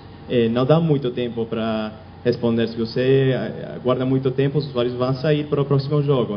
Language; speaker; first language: Portuguese; non-native, fluent; Spanish